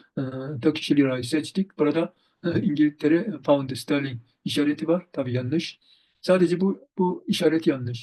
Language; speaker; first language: Turkish; non-native, fluent; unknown